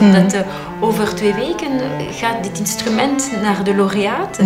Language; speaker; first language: Dutch; non-native, local second language; French